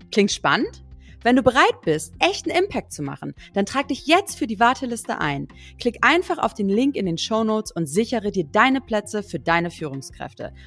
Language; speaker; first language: German; native; German